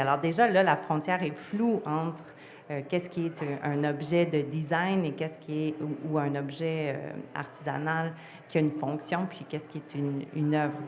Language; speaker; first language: French; native; French